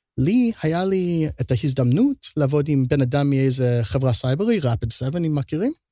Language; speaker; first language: Hebrew; early bilingual, heritage; Hebrew